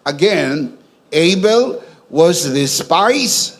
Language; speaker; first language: English; non-native, local second language; Filipino